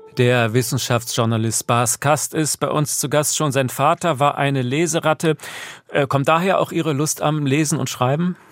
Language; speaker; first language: German; native; German